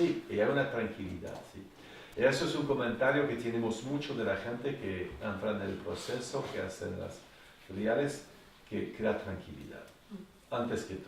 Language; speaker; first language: Spanish; non-native, fluent; French